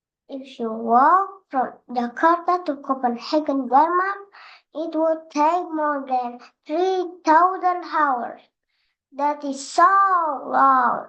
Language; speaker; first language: English; non-native, learner; Indonesian